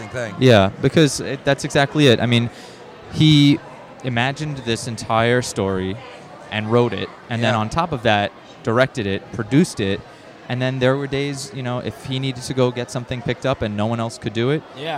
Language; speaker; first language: English; native; English